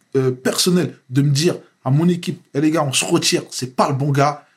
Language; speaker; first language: French; native; French